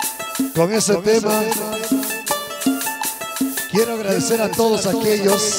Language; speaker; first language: Spanish; native; Spanish